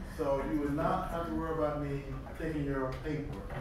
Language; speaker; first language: English; native; English